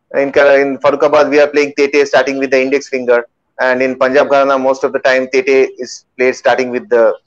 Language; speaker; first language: English; non-native, local second language; Bangla